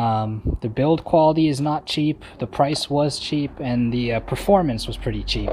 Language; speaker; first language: English; native; English